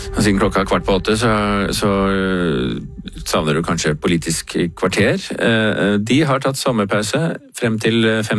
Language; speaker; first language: Norwegian; native; Norwegian